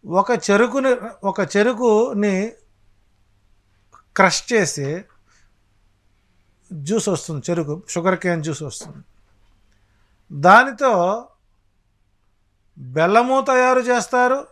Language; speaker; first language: Telugu; native; Telugu